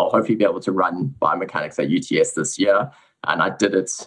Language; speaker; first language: English; native; English